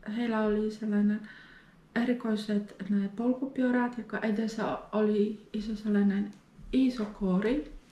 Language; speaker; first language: Finnish; non-native, fluent; Polish